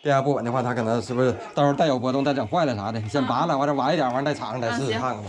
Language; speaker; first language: Chinese; native; Chinese